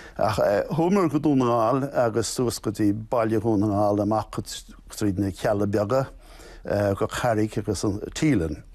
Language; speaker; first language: Irish; non-native, local second language; English